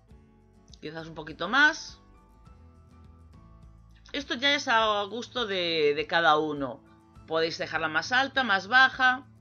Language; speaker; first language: Spanish; native; Spanish